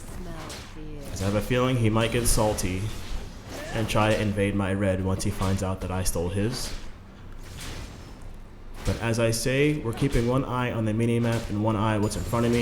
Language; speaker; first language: English; native; English